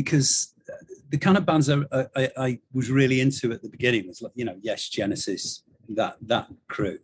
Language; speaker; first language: English; native; English